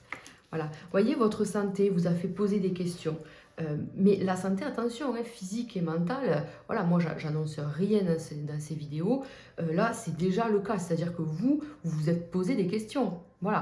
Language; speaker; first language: French; native; French